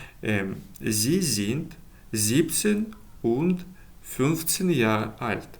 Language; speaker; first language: German; non-native, learner; Ukrainian